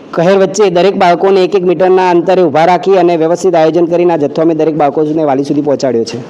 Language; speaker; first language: Gujarati; native; Gujarati